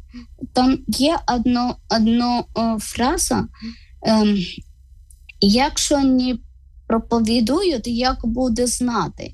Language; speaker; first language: Ukrainian; non-native, learner; Malayalam